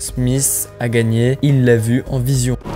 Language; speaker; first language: French; native; French